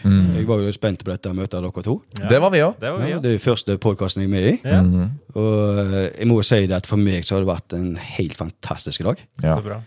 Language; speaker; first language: Norwegian; native; Norwegian